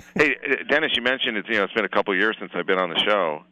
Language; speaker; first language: English; native; English